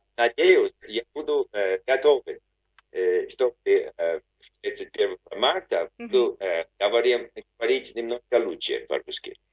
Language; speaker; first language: Russian; non-native, learner; English